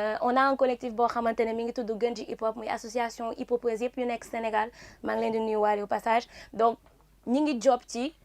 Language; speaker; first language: Wolof; native; Wolof